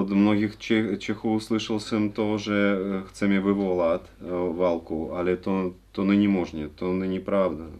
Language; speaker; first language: Czech; non-native, learner; Russian